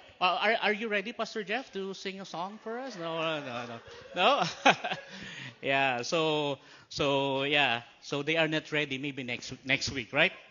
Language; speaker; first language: English; non-native, local second language; Filipino